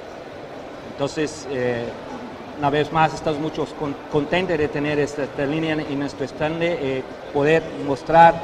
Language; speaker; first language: Spanish; non-native, fluent; Portuguese